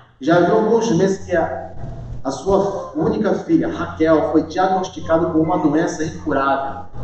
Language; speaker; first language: Portuguese; early bilingual, heritage; Portuguese